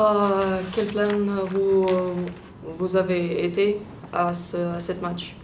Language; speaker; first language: French; non-native, learner; Russian